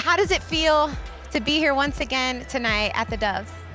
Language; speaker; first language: English; native; English